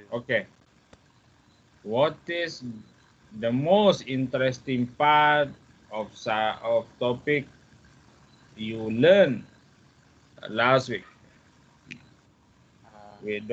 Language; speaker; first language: English; non-native, fluent; Malay